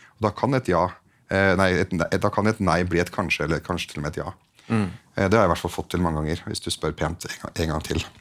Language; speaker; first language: Norwegian; early bilingual, other home language; Arabic